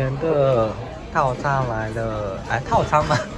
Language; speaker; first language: Chinese; non-native, fluent; Japanese